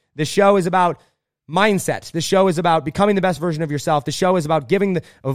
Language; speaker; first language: English; native; English